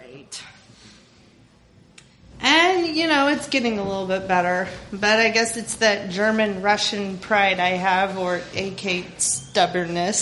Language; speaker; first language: English; native; English